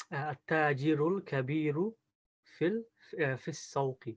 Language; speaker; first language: Arabic; non-native, learner; English